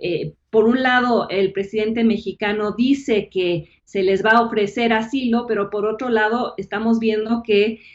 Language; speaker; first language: Spanish; native; Spanish